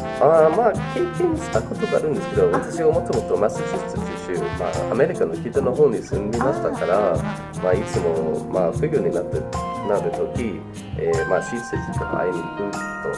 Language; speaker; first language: Japanese; non-native, fluent; English